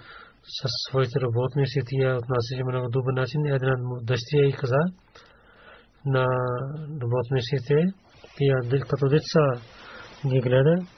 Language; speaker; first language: Bulgarian; non-native, learner; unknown